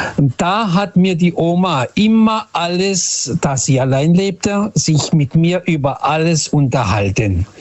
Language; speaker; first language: German; early bilingual, other home language; Portuguese